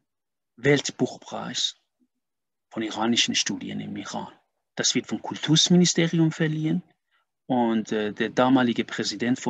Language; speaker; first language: German; non-native, fluent; Persian